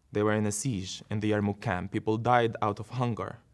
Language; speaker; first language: English; non-native, fluent; Arabic